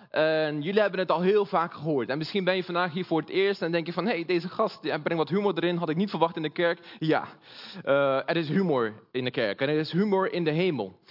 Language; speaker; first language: Dutch; early bilingual, other home language; Portuguese